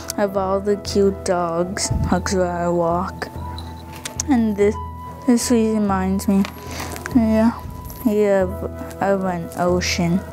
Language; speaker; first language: English; native; English